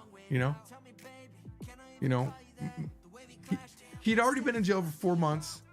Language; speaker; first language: English; native; English